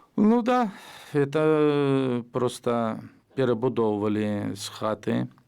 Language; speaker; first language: Belarusian; non-native, local second language; Russian